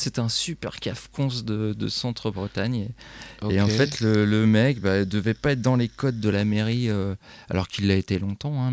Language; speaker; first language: French; native; French